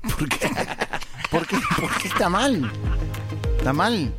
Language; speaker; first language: Spanish; native; Spanish